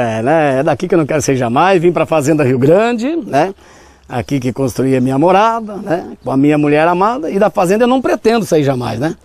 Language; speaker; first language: Portuguese; native; Portuguese